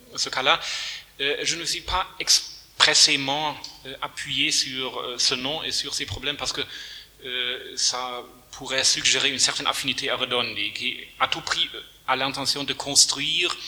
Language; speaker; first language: French; non-native, fluent; German